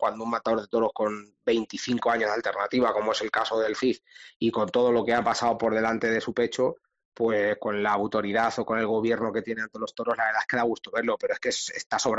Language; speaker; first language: Spanish; native; Spanish